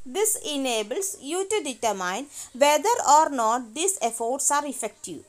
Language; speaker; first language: English; non-native, local second language; Malayalam